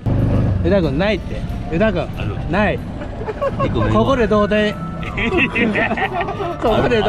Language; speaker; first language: Japanese; native; Japanese